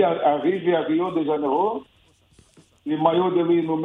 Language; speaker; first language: French; non-native, learner; Portuguese